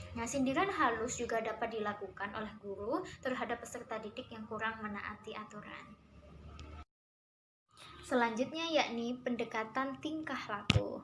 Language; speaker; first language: Indonesian; native; Indonesian